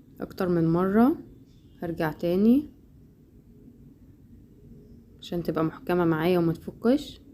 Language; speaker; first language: Arabic; native; Arabic